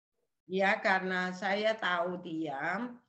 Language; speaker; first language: Indonesian; non-native, local second language; Javanese